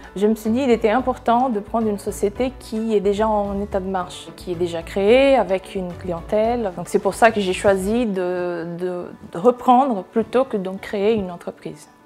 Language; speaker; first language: French; non-native, fluent; Portuguese